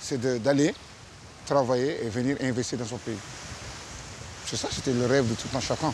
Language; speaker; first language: French; non-native, local second language; Fula